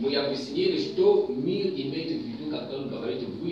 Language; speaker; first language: Russian; non-native, fluent; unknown